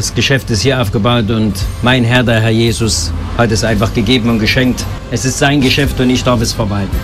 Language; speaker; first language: German; native; German